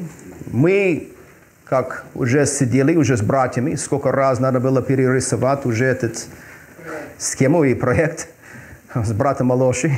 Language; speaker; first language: Russian; non-native, fluent; English